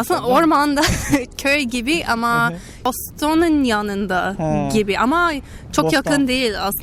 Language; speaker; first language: Turkish; non-native, learner; English